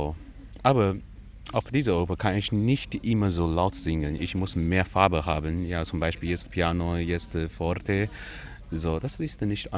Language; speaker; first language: German; non-native, learner; Chinese